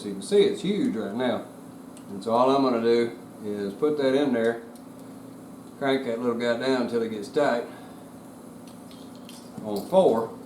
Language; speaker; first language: English; native; English